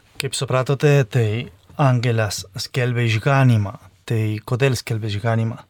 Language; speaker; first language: Lithuanian; non-native, fluent; Spanish